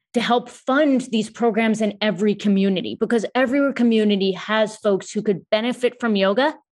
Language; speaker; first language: English; native; English